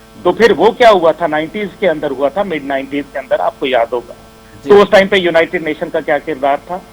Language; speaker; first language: Urdu; native; Urdu